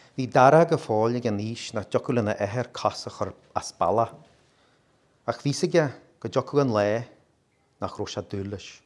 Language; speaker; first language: Irish; native; Irish